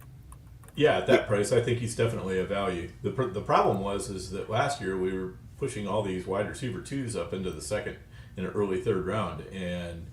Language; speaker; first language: English; native; English